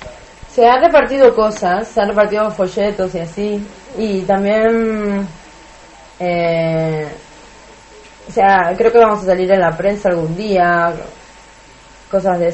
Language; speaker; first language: Spanish; native; Spanish